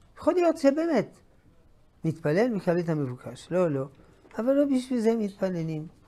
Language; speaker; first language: Hebrew; non-native, fluent; French